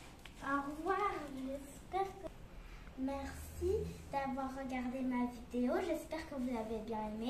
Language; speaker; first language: French; early bilingual, other home language; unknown